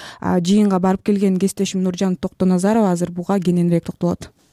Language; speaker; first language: Kyrgyz; native; Kyrgyz